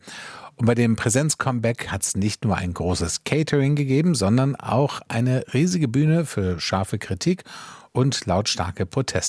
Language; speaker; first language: German; native; German